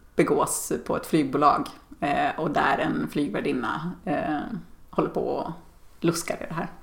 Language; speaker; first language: Swedish; native; Swedish